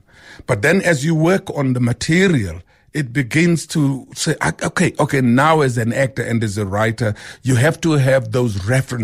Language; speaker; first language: English; non-native, local second language; Xhosa